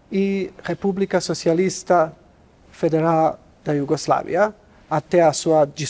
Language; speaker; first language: Portuguese; non-native, learner; Serbian